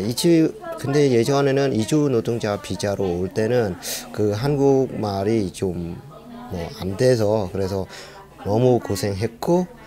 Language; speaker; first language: Korean; non-native, fluent; Khmer